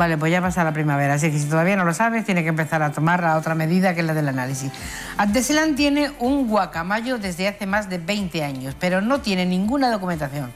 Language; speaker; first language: Spanish; native; Spanish